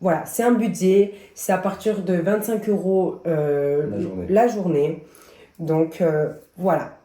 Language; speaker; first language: French; native; French